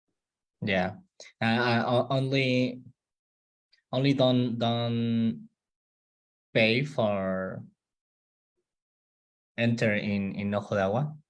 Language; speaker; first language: English; non-native, learner; Spanish